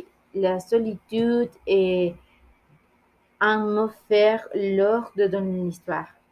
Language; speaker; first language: French; non-native, learner; Spanish